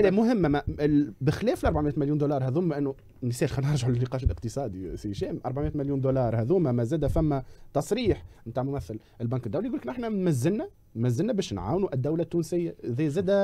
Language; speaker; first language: Arabic; native; Arabic